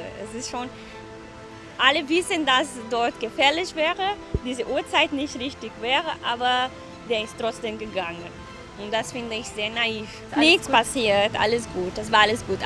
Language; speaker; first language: German; non-native, fluent; Portuguese